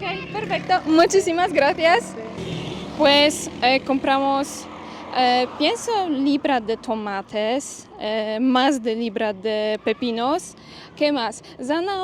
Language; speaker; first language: Spanish; non-native, learner; Polish